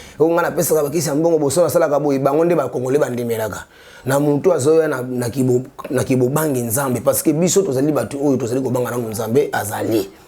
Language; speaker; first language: Lingala; native; Lingala